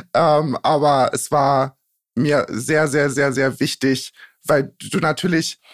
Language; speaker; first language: German; native; German